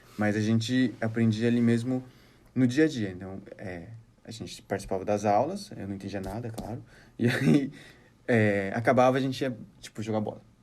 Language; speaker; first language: Portuguese; early bilingual, heritage; Portuguese